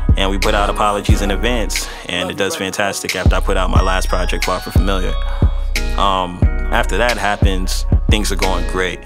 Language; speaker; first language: English; native; English